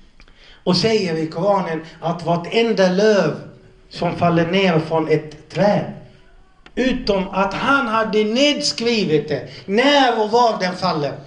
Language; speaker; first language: Swedish; non-native, local second language; Arabic